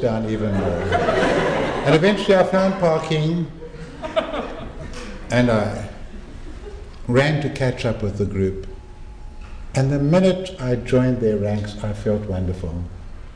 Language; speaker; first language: English; native; English